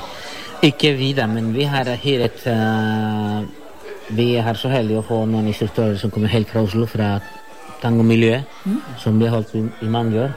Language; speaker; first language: Norwegian; non-native, fluent; Spanish